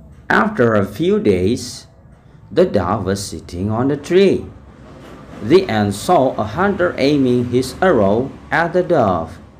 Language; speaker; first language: English; non-native, fluent; Indonesian